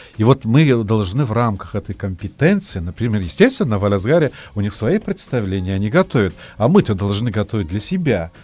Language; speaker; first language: Russian; non-native, local second language; Tatar